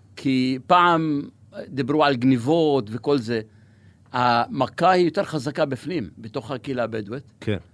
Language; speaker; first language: Hebrew; non-native, local second language; Arabic